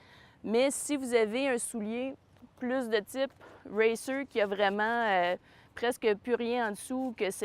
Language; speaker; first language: French; native; French